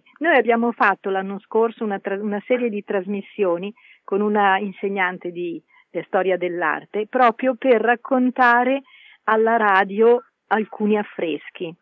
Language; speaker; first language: Italian; native; Italian